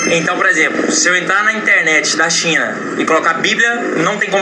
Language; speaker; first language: Portuguese; native; Portuguese